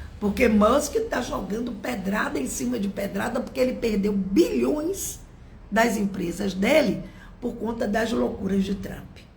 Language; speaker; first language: Portuguese; native; Portuguese